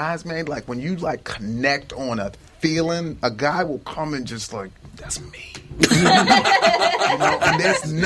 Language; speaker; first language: English; native; English